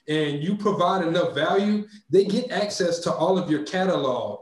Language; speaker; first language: English; native; English